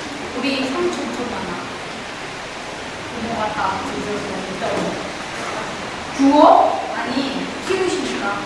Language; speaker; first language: Korean; early bilingual, heritage; Korean